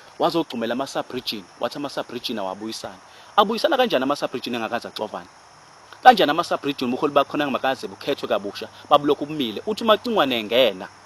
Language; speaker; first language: Zulu; native; Zulu